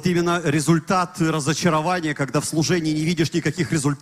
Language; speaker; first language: Russian; native; Russian